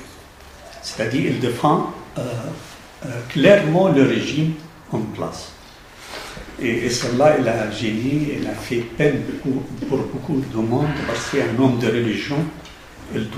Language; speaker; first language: French; non-native, fluent; Arabic